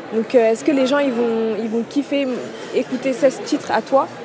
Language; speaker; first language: French; early bilingual, other home language; Kabuverdianu